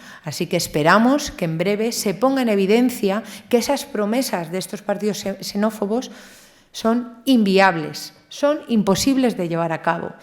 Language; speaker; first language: Spanish; native; Spanish